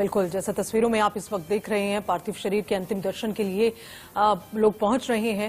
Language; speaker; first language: Hindi; native; Hindi